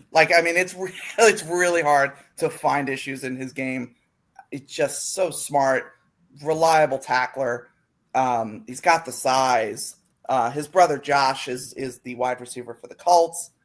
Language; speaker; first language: English; native; English